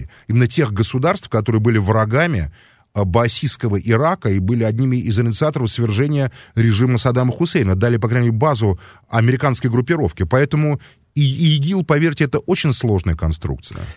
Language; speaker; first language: Russian; native; Russian